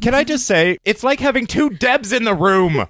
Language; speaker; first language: English; native; English